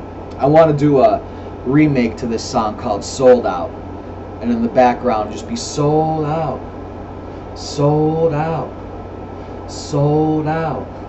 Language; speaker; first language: English; native; English